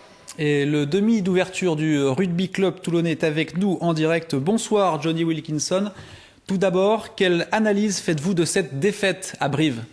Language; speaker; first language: French; native; French